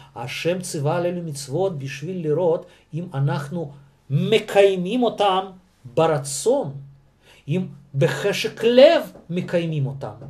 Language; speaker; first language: Hebrew; non-native, fluent; Russian